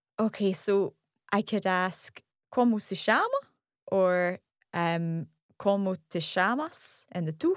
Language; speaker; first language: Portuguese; non-native, learner; English